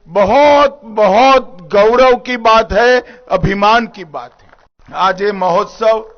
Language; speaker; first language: Hindi; non-native, local second language; Gujarati